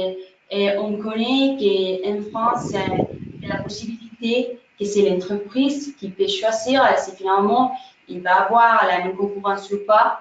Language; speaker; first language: French; non-native, fluent; Spanish